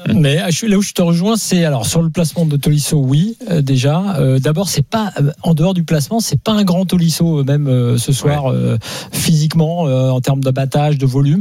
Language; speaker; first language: French; native; French